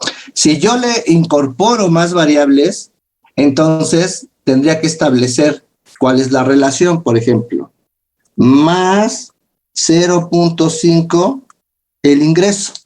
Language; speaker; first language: Spanish; native; Spanish